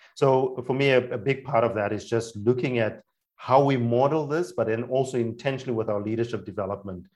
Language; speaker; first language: English; non-native, local second language; Afrikaans